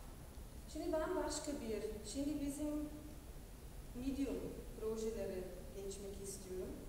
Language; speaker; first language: Turkish; non-native, fluent; German